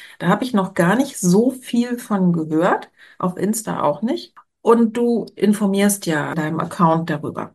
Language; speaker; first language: German; native; German